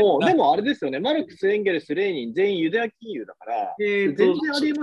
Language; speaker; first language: Japanese; native; Japanese